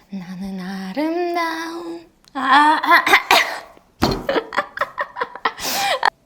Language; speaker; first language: Korean; non-native, learner; Russian